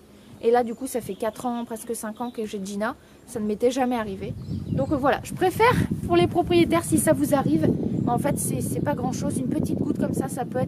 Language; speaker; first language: French; native; French